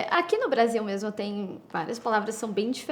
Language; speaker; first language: Portuguese; native; Portuguese